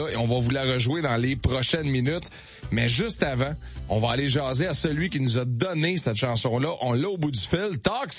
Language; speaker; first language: French; native; French